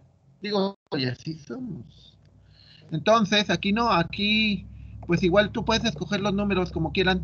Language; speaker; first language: Spanish; native; Spanish